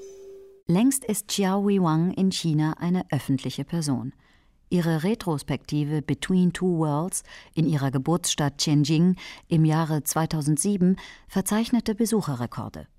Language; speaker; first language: German; native; German